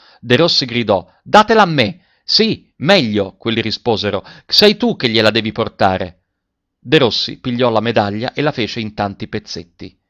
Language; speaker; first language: Italian; native; Italian